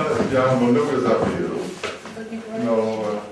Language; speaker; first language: Russian; non-native, learner; English